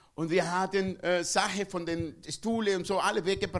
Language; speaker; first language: German; non-native, learner; Spanish